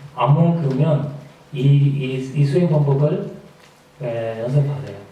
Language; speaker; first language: Korean; non-native, fluent; Sinhala